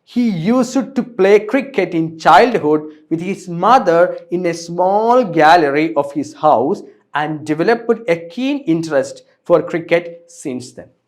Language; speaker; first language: English; non-native, local second language; Malayalam